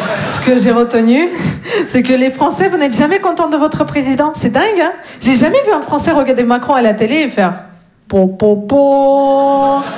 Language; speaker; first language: French; non-native, fluent; Russian